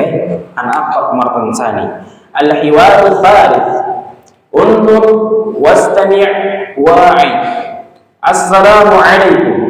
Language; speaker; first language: Arabic; non-native, fluent; Indonesian